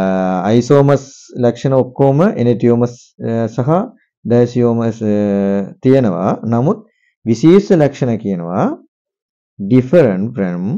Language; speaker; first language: Sinhala; non-native, local second language; Tamil